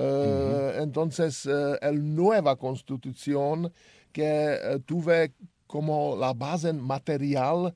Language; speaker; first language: Spanish; non-native, learner; Czech